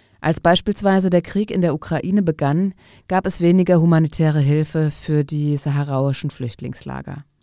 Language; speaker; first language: German; non-native, fluent; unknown